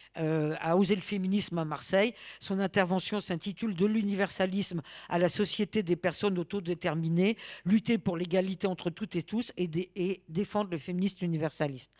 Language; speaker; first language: French; native; French